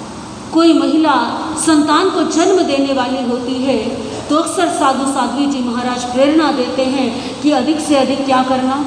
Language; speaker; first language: Hindi; native; Hindi